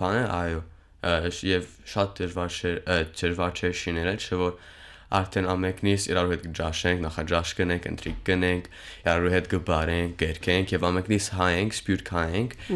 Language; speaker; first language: Armenian; early bilingual, heritage; Armenian